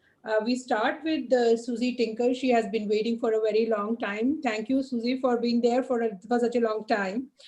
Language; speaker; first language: English; non-native, local second language; Hindi